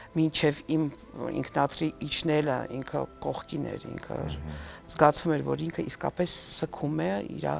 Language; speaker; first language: Armenian; native; Armenian